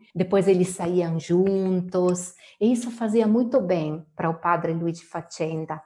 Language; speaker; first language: Portuguese; non-native, fluent; Italian